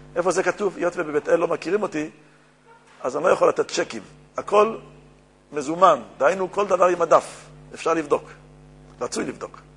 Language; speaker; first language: Hebrew; native; Hebrew